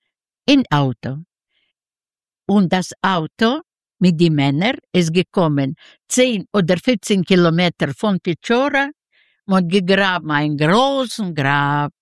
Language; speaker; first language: German; non-native, learner; Russian